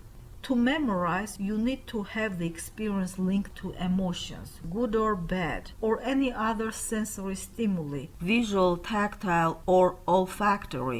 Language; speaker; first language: English; non-native, fluent; Armenian